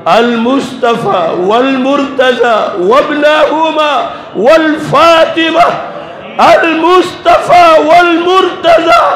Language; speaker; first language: Arabic; non-native, fluent; Urdu